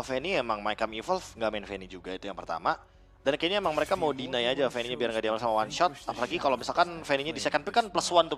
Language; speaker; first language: Indonesian; native; Indonesian